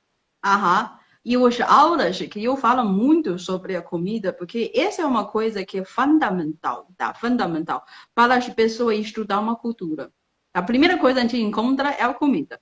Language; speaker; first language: Portuguese; non-native, fluent; Chinese